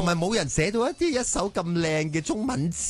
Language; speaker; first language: Cantonese; native; Cantonese